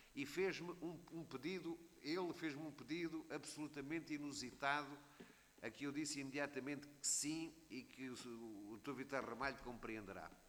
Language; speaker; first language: Portuguese; native; Portuguese